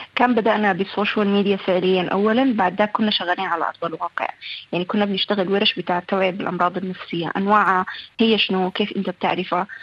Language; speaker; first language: Arabic; native; Arabic